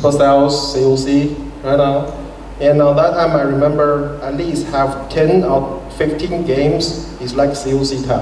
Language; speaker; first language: English; non-native, fluent; Chinese